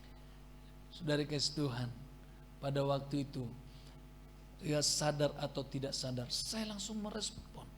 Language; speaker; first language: Indonesian; native; Indonesian